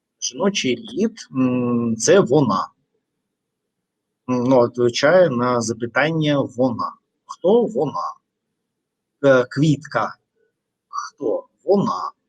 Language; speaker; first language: Ukrainian; non-native, fluent; Russian